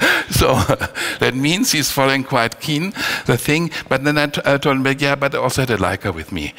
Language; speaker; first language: English; non-native, fluent; German